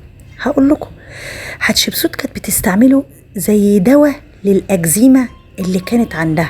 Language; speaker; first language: Arabic; native; Arabic